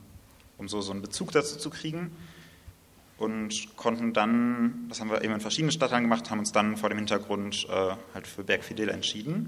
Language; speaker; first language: German; native; German